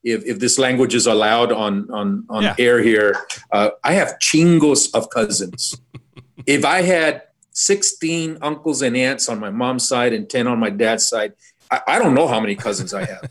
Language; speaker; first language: English; native; English